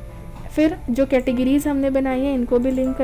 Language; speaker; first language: Hindi; native; Hindi